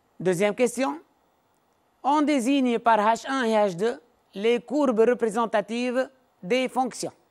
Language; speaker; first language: French; non-native, local second language; Arabic